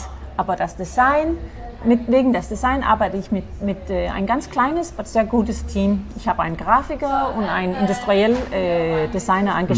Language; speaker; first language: German; non-native, fluent; Danish